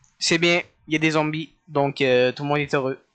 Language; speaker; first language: French; native; French